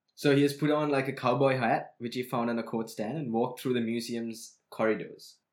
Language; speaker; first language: English; non-native, local second language; Sinhala